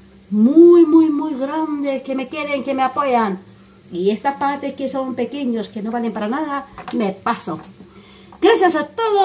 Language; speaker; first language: Spanish; non-native, fluent; Armenian